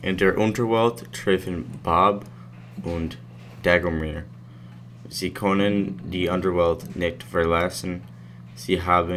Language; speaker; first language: German; non-native, learner; English